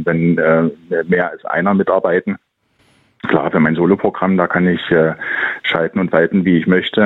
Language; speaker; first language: German; native; German